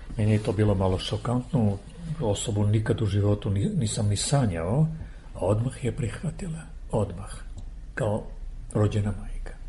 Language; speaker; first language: Serbian; non-native, fluent; Armenian